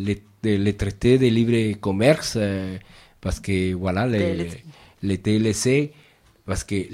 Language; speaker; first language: French; non-native, fluent; Spanish